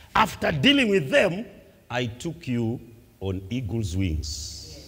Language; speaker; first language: English; non-native, local second language; Swahili